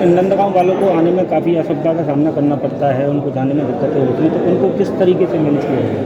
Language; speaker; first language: Hindi; native; Hindi